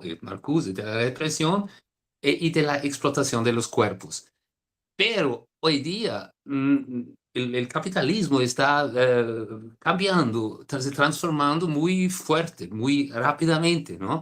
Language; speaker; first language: Spanish; non-native, fluent; Portuguese